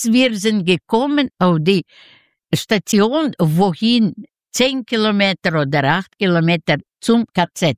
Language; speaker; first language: German; non-native, learner; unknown